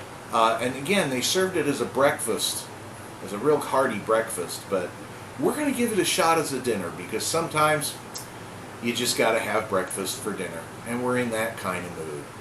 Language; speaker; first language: English; native; English